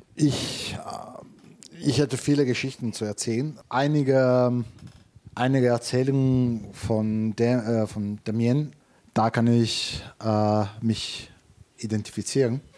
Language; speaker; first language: German; non-native, fluent; Italian